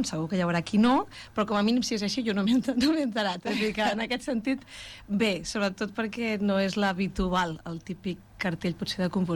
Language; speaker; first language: Catalan; native; Catalan